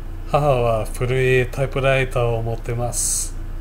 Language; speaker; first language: Japanese; non-native, learner; English